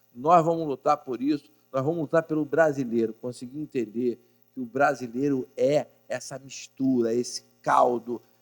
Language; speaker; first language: Portuguese; native; Portuguese